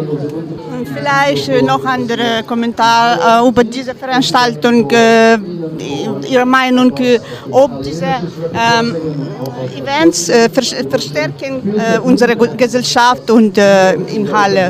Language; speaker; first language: German; non-native, learner; Ukrainian